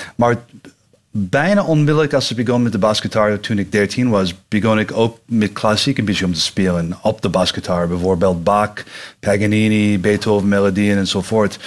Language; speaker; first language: Dutch; non-native, learner; English